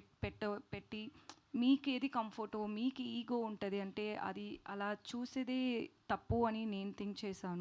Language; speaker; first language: Telugu; non-native, learner; Tamil